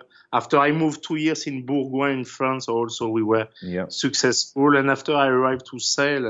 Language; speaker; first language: English; non-native, fluent; French